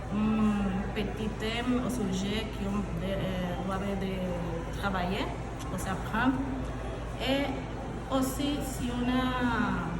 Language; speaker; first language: French; non-native, learner; Spanish